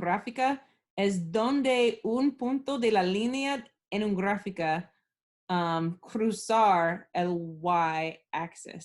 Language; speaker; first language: Spanish; non-native, learner; English